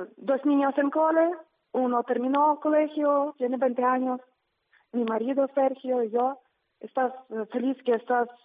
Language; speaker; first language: Spanish; non-native, learner; Ukrainian